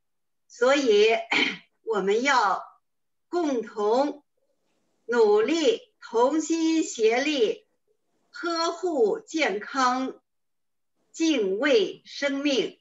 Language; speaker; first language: Chinese; native; Chinese